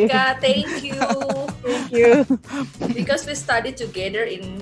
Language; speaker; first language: English; non-native, learner; Indonesian